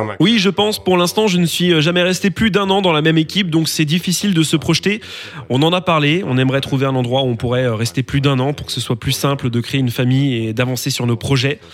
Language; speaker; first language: French; non-native, local second language; English